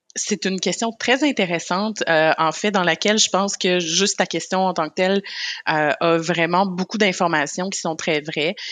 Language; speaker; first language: French; native; French